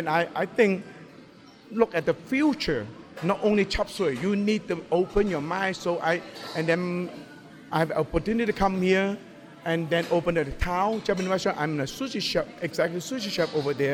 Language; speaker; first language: English; non-native, local second language; Cantonese